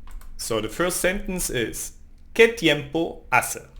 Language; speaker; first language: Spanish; non-native, fluent; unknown